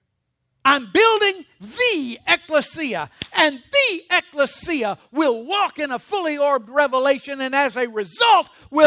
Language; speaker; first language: English; native; English